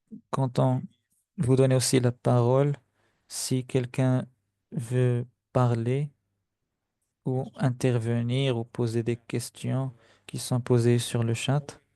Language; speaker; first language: French; non-native, fluent; Spanish